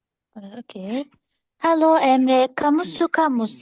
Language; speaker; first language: Indonesian; non-native, learner; Turkish